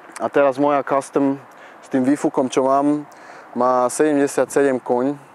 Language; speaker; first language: Slovak; early bilingual, heritage; Slovak